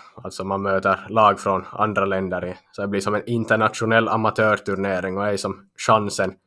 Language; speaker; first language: Swedish; native; Swedish